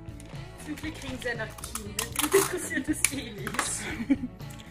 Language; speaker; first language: German; native; German